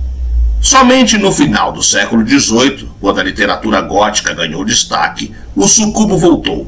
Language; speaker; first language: Portuguese; native; Portuguese